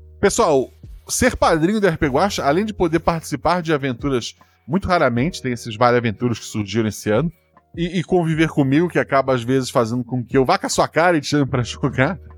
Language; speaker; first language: Portuguese; native; Portuguese